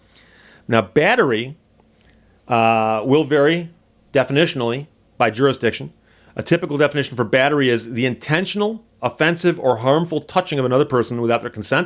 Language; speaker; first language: English; native; English